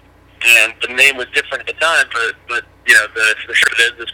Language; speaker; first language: English; native; English